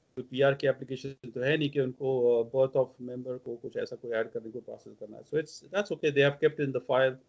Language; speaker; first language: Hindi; non-native, local second language; Punjabi